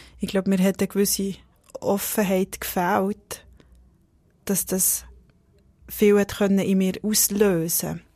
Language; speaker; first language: German; native; German